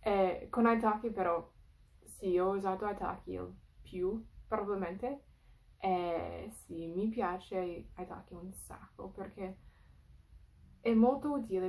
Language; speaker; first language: Italian; non-native, fluent; English